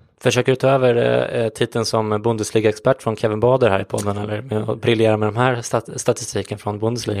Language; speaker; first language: Swedish; native; Swedish